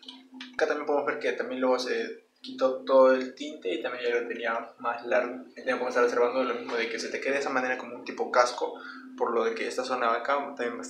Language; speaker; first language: Spanish; native; Spanish